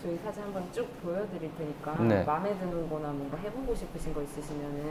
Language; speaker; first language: Korean; native; Korean